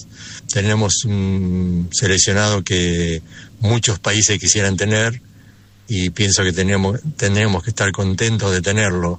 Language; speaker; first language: Spanish; native; Spanish